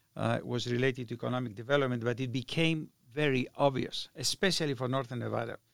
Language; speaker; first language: English; non-native, fluent; Greek